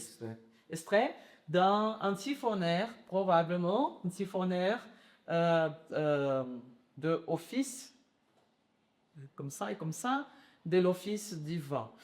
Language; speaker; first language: French; non-native, learner; Portuguese